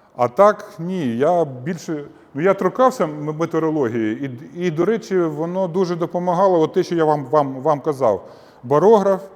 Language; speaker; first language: Ukrainian; non-native, local second language; Russian